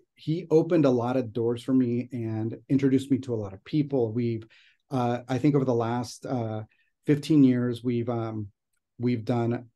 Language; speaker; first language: English; native; English